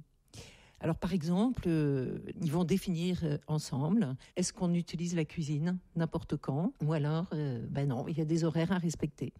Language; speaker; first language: French; native; French